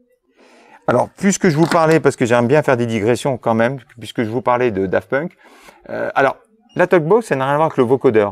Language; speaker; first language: French; native; French